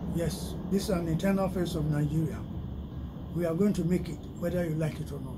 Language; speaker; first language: English; non-native, local second language; Yoruba